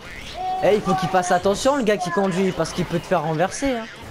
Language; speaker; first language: French; native; French